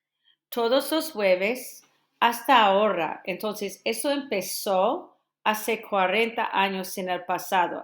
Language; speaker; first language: Spanish; non-native, fluent; English